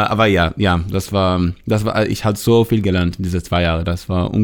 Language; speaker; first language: German; non-native, learner; Hebrew